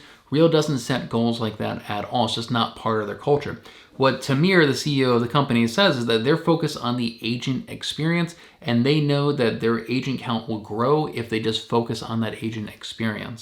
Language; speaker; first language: English; native; English